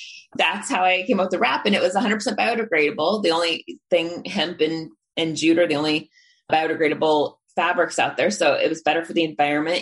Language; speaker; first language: English; native; English